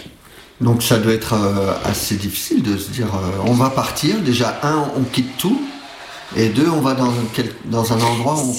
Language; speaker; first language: French; native; French